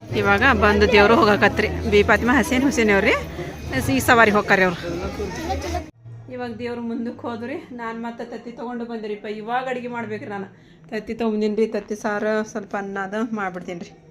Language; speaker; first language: Kannada; non-native, local second language; Urdu